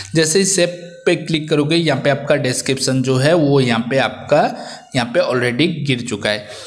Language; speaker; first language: Hindi; native; Hindi